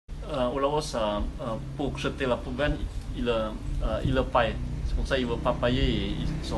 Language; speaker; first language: French; non-native, learner; Lao